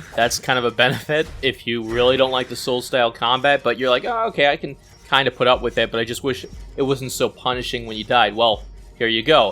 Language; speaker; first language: English; native; English